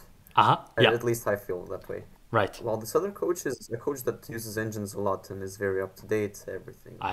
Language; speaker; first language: English; non-native, fluent; Macedonian